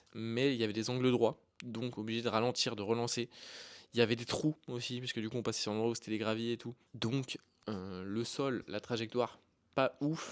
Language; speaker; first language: French; native; French